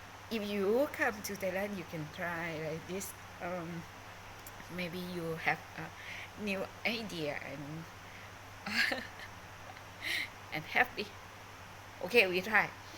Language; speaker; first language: English; non-native, learner; Thai